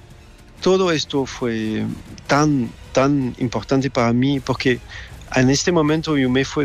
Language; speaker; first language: Spanish; non-native, fluent; French